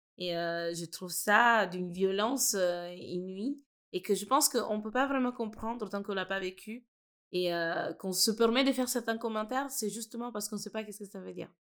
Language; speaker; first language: French; non-native, fluent; Italian